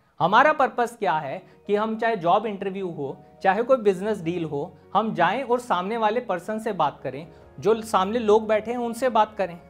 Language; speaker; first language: Hindi; native; Hindi